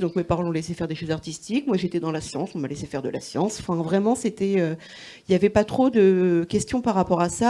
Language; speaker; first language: French; native; French